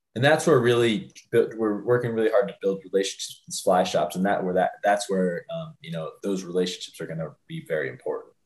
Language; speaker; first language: English; native; English